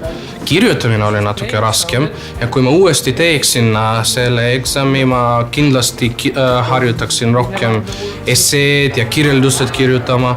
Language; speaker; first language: Estonian; non-native, fluent; Macedonian